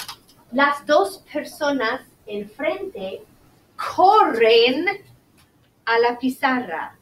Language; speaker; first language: Spanish; non-native, learner; English